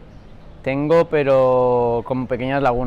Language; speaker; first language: Spanish; early bilingual, other home language; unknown